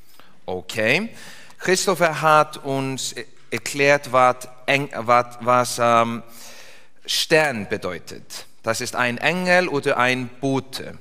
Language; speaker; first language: German; non-native, fluent; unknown